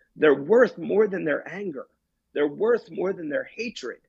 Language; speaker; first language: English; native; English